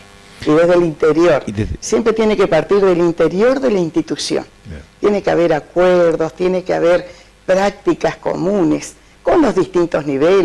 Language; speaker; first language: Spanish; native; Spanish